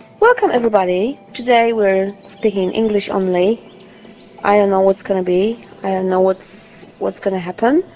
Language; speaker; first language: English; non-native, learner; Polish